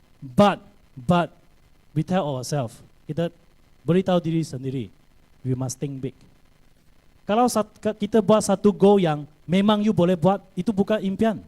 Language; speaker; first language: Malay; non-native, local second language; Chinese